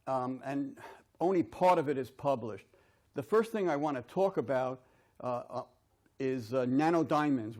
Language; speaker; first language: English; native; English